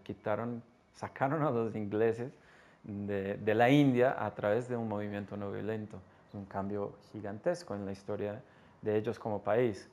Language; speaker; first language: Spanish; non-native, fluent; English